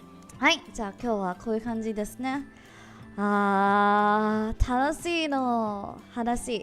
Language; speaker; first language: Japanese; non-native, learner; English